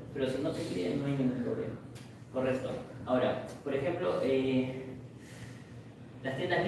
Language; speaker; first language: Spanish; native; Spanish